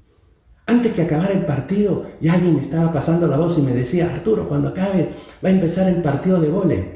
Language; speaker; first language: Spanish; native; Spanish